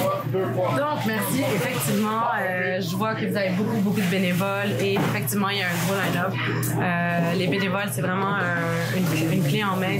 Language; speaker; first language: French; native; French